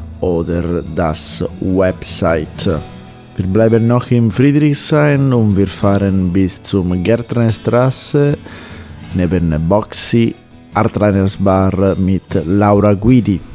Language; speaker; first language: German; non-native, learner; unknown